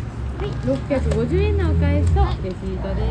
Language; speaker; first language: Japanese; native; Japanese